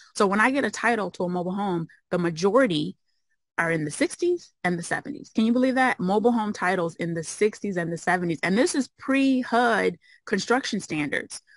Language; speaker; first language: English; native; English